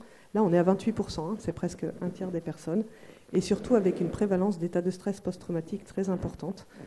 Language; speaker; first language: French; native; French